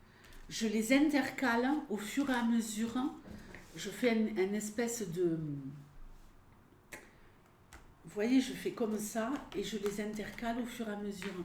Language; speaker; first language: French; native; French